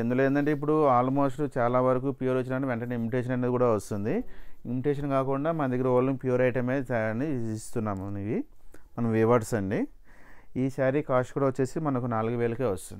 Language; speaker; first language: Telugu; native; Telugu